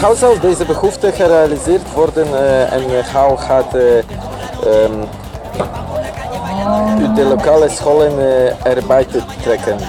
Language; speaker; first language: Dutch; non-native, learner; Polish